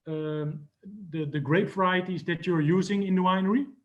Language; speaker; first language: English; non-native, fluent; Dutch